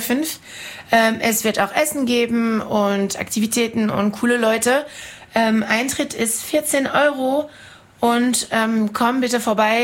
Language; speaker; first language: German; non-native, fluent; French